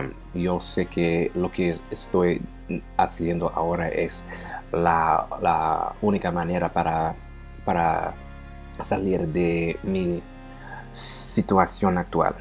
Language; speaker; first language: Spanish; non-native, learner; English